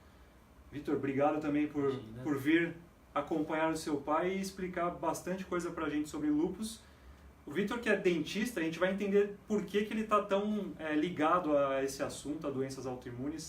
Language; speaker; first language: Portuguese; native; Portuguese